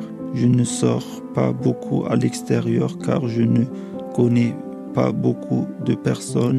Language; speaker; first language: French; early bilingual, other home language; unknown